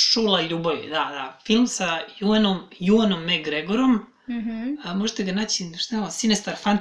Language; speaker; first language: Serbian; native; Serbian